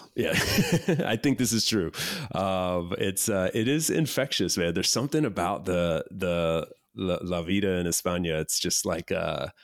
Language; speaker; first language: English; native; English